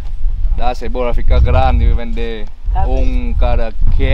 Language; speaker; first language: Portuguese; non-native, learner; Vietnamese